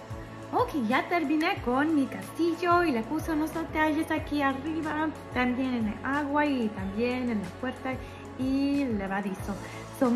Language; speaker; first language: Spanish; early bilingual, heritage; Spanish